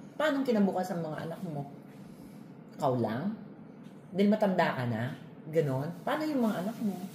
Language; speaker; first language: Filipino; non-native, local second language; Iloko